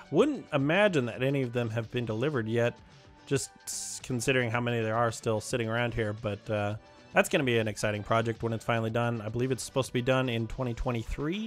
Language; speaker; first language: English; native; English